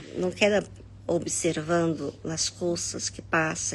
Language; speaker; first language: Portuguese; non-native, learner; Spanish